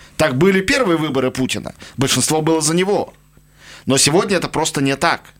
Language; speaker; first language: Russian; native; Russian